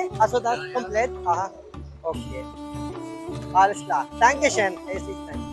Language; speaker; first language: German; non-native, learner; Hindi